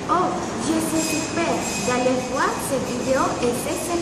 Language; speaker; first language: French; non-native, learner; Spanish